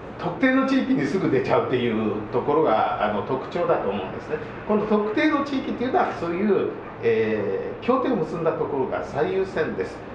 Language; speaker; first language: Japanese; native; Japanese